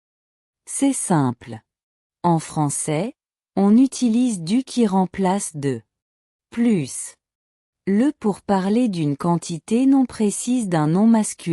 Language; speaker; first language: French; non-native, local second language; Arabic